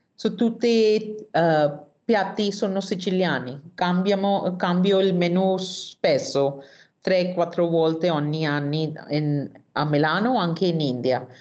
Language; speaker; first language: Italian; non-native, learner; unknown